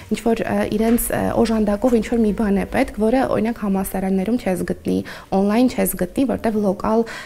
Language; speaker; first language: Armenian; native; Armenian